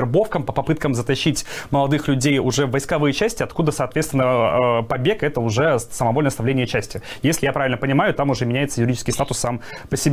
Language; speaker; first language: Russian; native; Russian